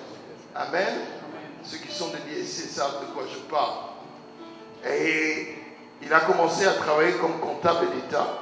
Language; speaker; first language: French; non-native, local second language; Lingala